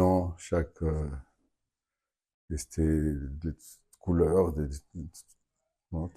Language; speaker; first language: French; non-native, fluent; Spanish